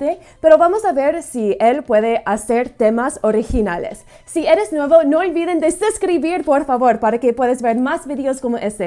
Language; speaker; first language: Spanish; non-native, fluent; English